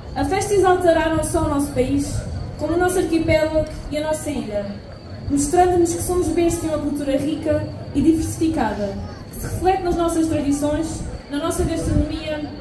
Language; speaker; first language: Portuguese; native; Portuguese